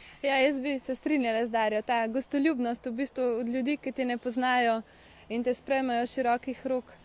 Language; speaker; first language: Slovenian; native; Slovenian